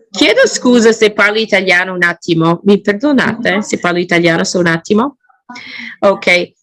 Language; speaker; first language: Italian; non-native, fluent; English